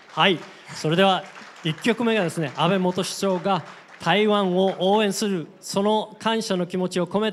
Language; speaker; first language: Japanese; native; Japanese